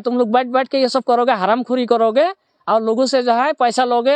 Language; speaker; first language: Hindi; non-native, local second language; Assamese